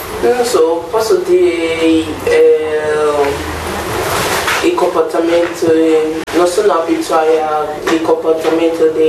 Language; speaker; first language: Italian; non-native, learner; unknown